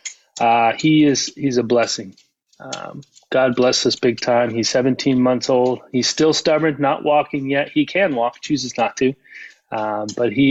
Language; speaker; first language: English; native; English